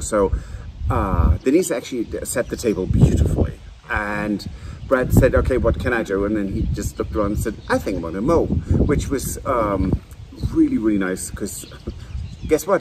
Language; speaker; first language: English; non-native, fluent; German